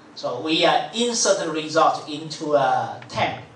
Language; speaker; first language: English; non-native, fluent; Chinese